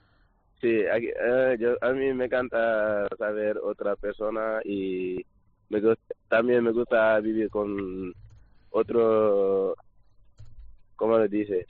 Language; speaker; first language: Spanish; non-native, learner; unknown